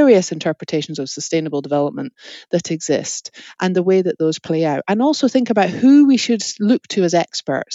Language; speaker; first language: English; native; English